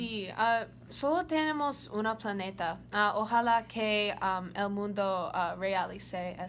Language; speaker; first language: Spanish; non-native, learner; English